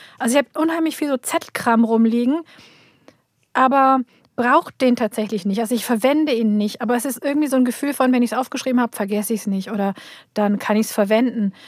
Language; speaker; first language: German; early bilingual, other home language; Turkish